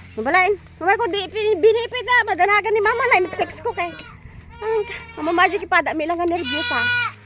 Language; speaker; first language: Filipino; non-native, local second language; Iloko